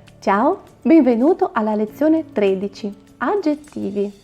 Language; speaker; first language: Italian; non-native, fluent; Ukrainian